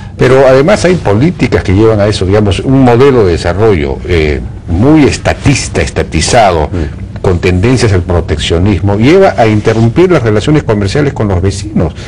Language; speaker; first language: Spanish; native; Spanish